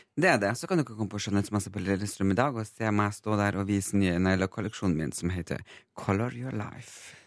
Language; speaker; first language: Norwegian; native; Norwegian